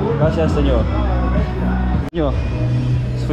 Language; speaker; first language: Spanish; non-native, learner; English